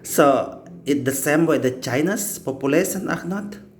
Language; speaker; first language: English; non-native, learner; Indonesian